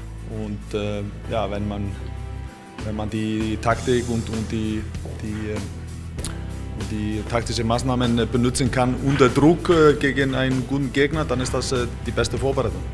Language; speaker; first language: German; non-native, fluent; Icelandic